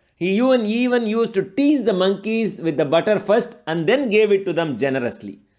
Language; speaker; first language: English; non-native, local second language; Tamil